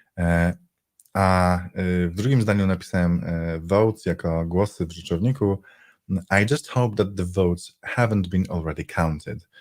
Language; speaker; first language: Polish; native; Polish